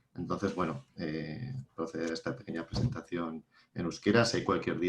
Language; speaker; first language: Spanish; native; Spanish